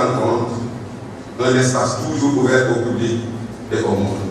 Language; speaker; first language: French; non-native, local second language; Wolof